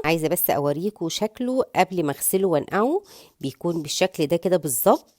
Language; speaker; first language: Arabic; native; Arabic